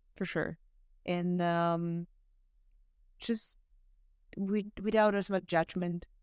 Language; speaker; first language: English; non-native, fluent; Slovak